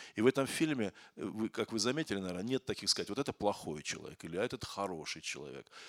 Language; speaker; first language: Russian; native; Russian